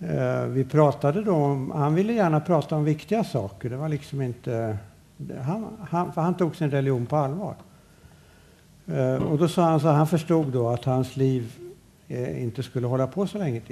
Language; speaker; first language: Swedish; native; Swedish